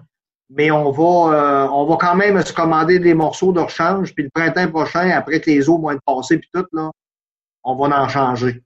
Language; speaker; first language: French; native; French